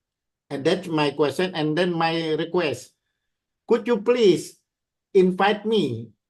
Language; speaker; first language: English; non-native, learner; Indonesian